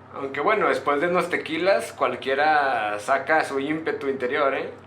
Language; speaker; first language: Spanish; native; Spanish